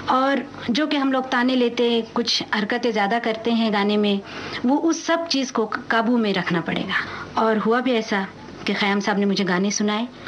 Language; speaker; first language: Hindi; non-native, local second language; Marathi